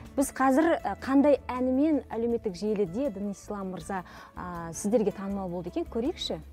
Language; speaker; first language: Kazakh; native; Kazakh